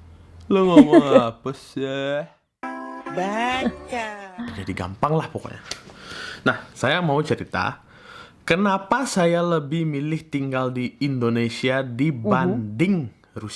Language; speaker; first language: Indonesian; early bilingual, other home language; Russian